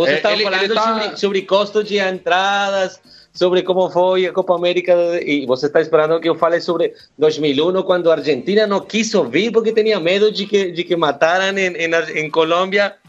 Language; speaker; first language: Portuguese; non-native, learner; Spanish